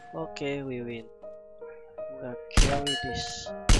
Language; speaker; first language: English; non-native, learner; Indonesian